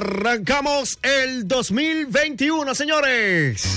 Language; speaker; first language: Spanish; native; Spanish